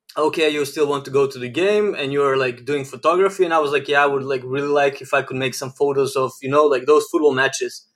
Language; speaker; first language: English; non-native, fluent; Serbian